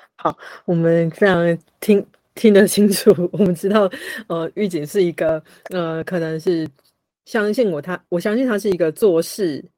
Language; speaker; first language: Chinese; native; Chinese